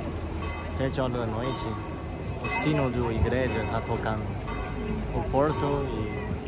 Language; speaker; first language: Portuguese; non-native, fluent; Chinese